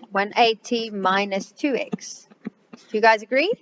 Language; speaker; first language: English; non-native, local second language; Afrikaans